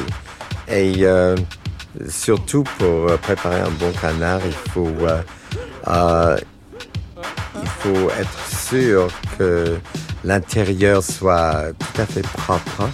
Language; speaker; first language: French; non-native, fluent; English